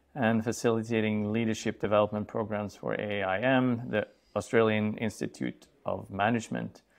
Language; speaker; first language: English; non-native, fluent; Swedish